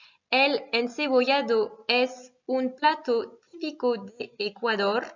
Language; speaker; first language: Spanish; non-native, fluent; French